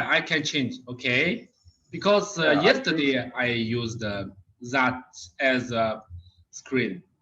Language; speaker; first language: English; non-native, learner; Chinese